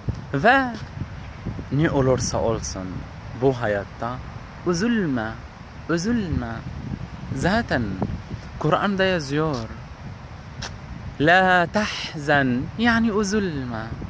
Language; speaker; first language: Turkish; non-native, learner; Arabic